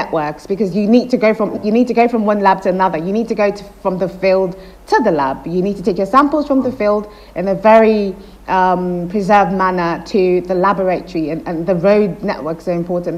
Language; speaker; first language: English; non-native, local second language; Igbo